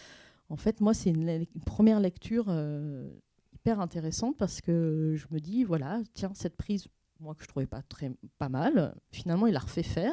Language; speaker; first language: French; native; French